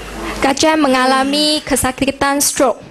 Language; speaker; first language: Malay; non-native, local second language; Chinese